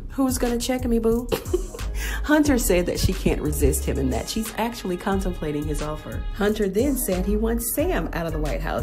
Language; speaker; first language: English; native; English